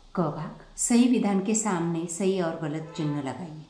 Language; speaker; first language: Hindi; non-native, local second language; Marathi